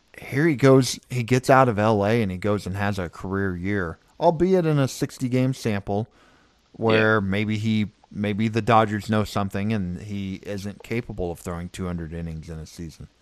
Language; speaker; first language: English; native; English